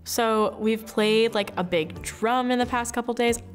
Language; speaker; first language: English; native; English